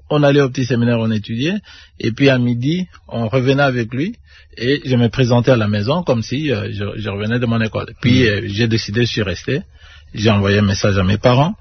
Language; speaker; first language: French; non-native, local second language; Luba-Lulua